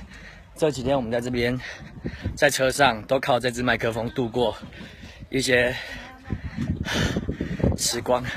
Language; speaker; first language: Chinese; native; Chinese